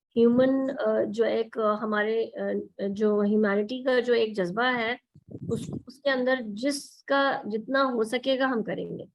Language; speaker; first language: Urdu; native; Urdu